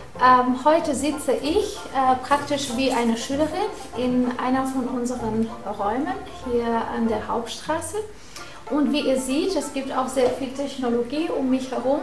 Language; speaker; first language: German; non-native, fluent; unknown